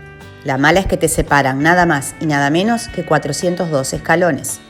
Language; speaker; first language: Spanish; native; Spanish